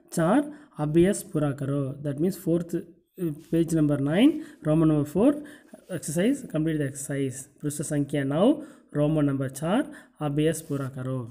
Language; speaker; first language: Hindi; non-native, local second language; Tamil